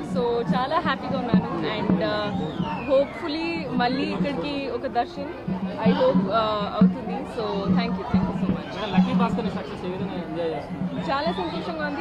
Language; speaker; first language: Telugu; non-native, learner; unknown